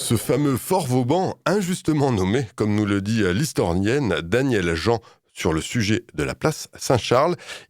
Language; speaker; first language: French; native; French